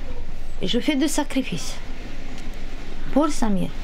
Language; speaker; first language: French; non-native, learner; Romanian